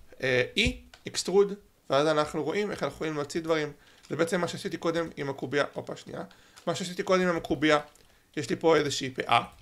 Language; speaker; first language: Hebrew; native; Hebrew